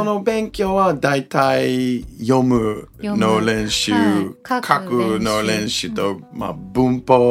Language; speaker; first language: Japanese; non-native, learner; English